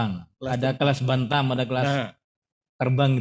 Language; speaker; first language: Indonesian; native; Indonesian